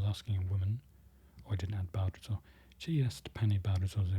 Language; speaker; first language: Polish; non-native, learner; English